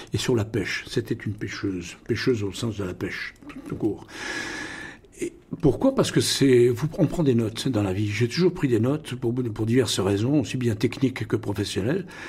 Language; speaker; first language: French; non-native, local second language; Russian